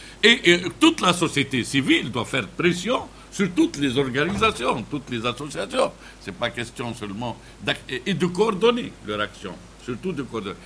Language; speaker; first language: French; non-native, local second language; Arabic